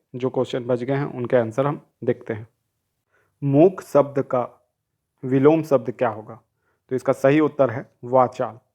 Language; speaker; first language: Hindi; native; Hindi